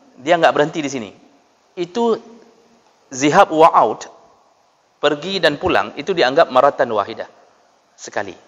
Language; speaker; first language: Malay; non-native, local second language; Achinese